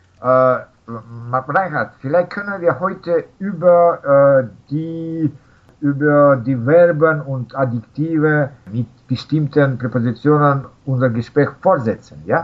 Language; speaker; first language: German; non-native, fluent; Russian